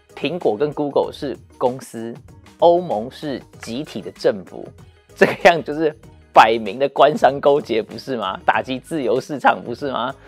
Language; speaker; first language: Chinese; native; Chinese